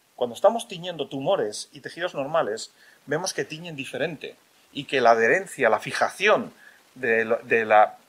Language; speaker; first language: Spanish; native; Spanish